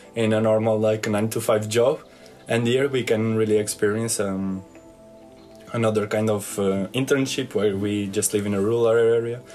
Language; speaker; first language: English; non-native, fluent; Portuguese